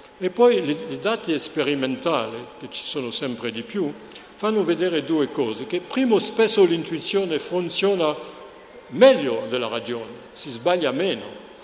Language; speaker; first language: Italian; non-native, fluent; French